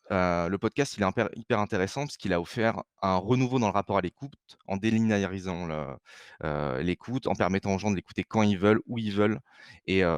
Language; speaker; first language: French; native; French